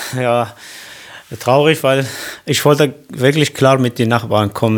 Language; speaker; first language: German; non-native, learner; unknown